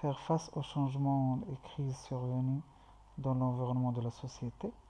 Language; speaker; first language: French; non-native, local second language; Arabic